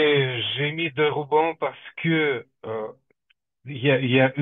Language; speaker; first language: French; non-native, fluent; Russian